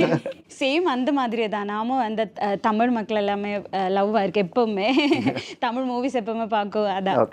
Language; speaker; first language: Tamil; non-native, local second language; Malayalam